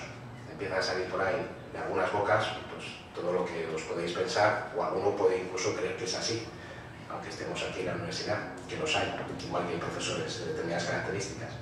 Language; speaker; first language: Spanish; native; Spanish